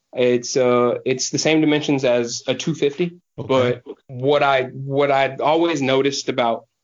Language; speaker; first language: English; native; English